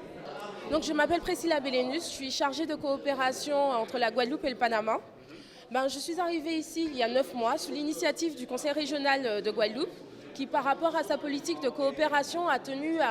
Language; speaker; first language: French; native; French